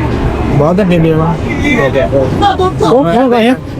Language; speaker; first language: Chinese; non-native, learner; Indonesian